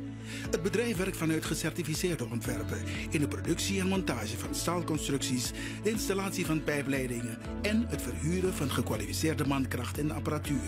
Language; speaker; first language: Dutch; native; Dutch